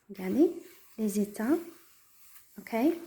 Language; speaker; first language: French; non-native, fluent; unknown